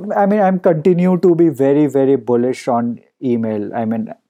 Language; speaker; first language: English; non-native, local second language; Hindi